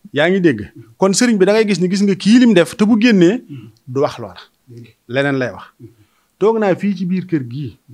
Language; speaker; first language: Wolof; native; Wolof